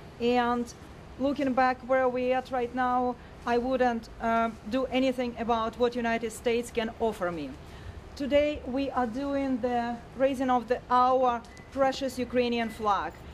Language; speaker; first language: English; non-native, fluent; Ukrainian